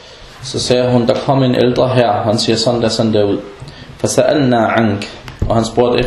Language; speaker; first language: Danish; non-native, fluent; Arabic